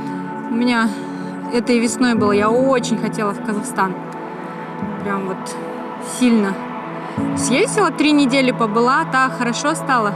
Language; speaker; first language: Russian; native; Russian